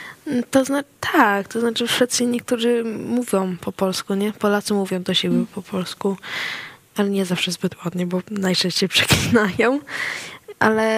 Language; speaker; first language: Polish; early bilingual, heritage; Swedish